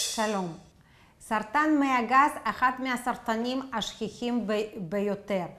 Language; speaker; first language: Hebrew; non-native, fluent; Russian